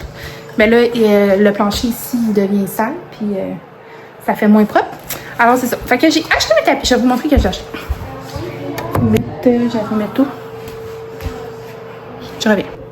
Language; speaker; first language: French; native; French